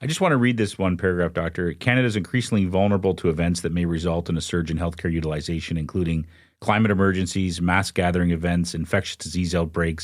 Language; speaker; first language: English; native; English